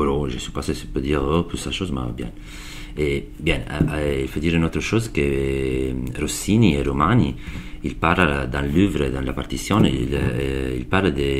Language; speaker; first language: French; non-native, learner; Italian